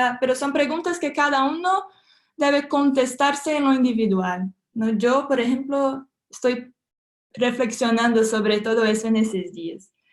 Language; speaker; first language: Spanish; non-native, fluent; Portuguese